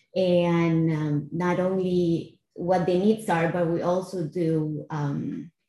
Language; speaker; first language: English; non-native, fluent; Spanish